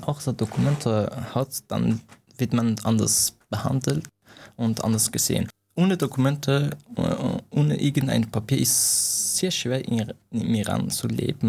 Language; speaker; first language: German; non-native, fluent; Persian